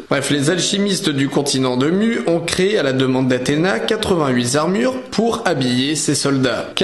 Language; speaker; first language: French; native; French